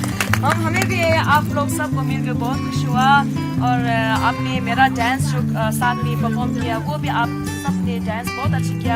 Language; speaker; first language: Hindi; non-native, local second language; Tibetan